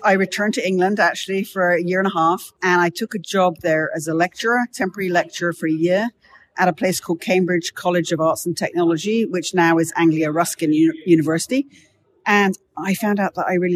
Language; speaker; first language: English; native; English